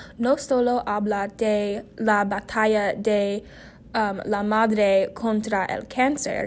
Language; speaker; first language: Spanish; non-native, learner; English